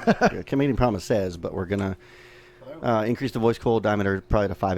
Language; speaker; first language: English; native; English